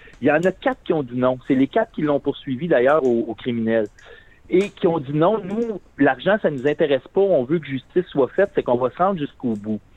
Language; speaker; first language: French; native; French